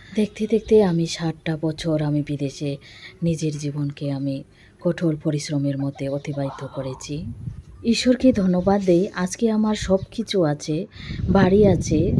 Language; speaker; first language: Bangla; non-native, local second language; Bodo